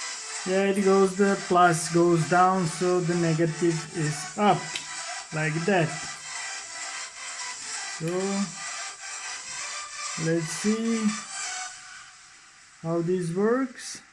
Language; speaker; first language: English; non-native, fluent; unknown